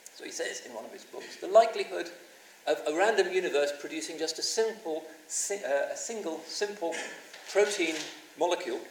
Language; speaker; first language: English; native; English